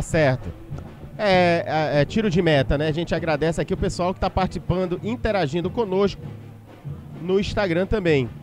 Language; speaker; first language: Portuguese; native; Portuguese